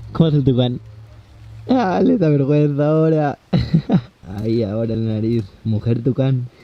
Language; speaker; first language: Spanish; native; Spanish